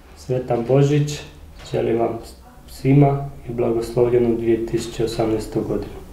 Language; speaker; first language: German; non-native, learner; Croatian